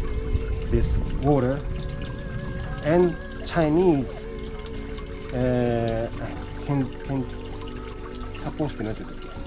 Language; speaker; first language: English; non-native, learner; Japanese